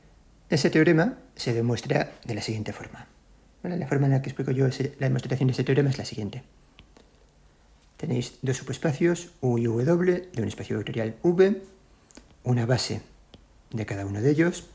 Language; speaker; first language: Spanish; native; Spanish